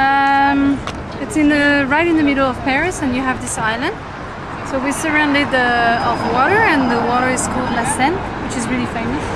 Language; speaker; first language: English; non-native, fluent; French